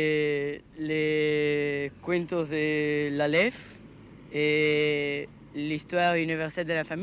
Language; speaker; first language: French; non-native, learner; Spanish